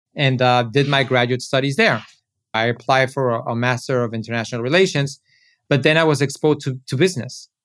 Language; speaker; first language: English; early bilingual, other home language; Spanish